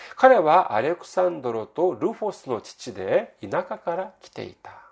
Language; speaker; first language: Japanese; non-native, fluent; Korean